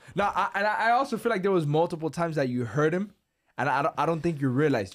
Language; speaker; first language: English; early bilingual, other home language; Spanish